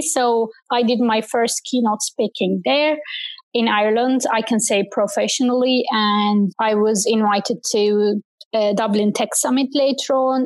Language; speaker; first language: English; non-native, fluent; Turkish